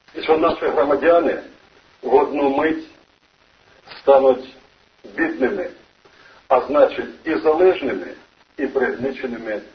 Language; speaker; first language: Ukrainian; non-native, local second language; Russian